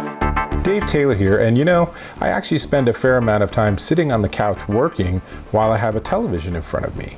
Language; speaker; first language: English; native; English